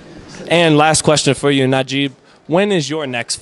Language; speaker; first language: English; non-native, learner; Russian